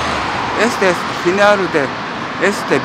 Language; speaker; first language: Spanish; non-native, learner; Japanese